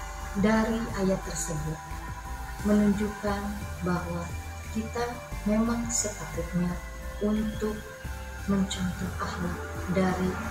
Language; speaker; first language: Indonesian; native; Indonesian